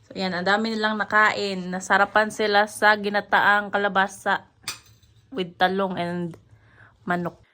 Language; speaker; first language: Filipino; non-native, local second language; Cebuano